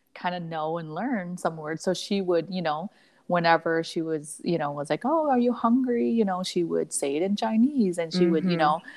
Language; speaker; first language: English; early bilingual, other home language; Cantonese